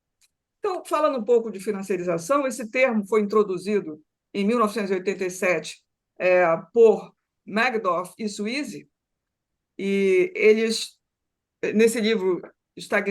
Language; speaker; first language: Portuguese; native; Portuguese